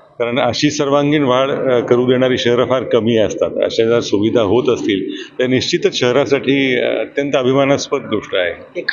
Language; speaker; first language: Marathi; native; Marathi